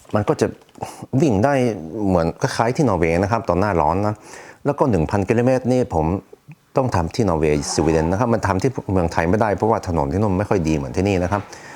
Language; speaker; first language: Thai; non-native, fluent; Swedish